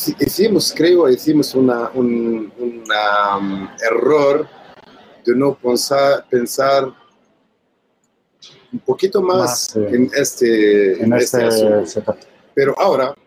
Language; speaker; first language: Spanish; non-native, learner; Arabic